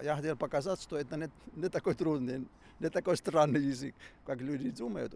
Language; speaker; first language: Russian; non-native, fluent; Finnish